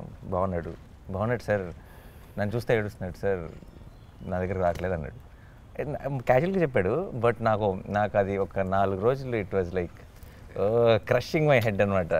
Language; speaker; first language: Telugu; native; Telugu